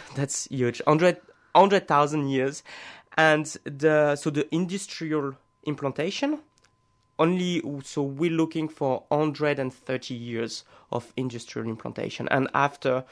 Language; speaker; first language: English; non-native, fluent; French